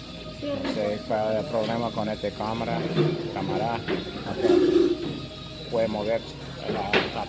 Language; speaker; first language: Spanish; non-native, learner; English